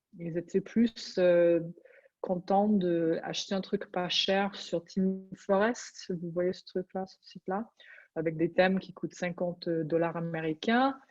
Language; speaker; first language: French; non-native, fluent; English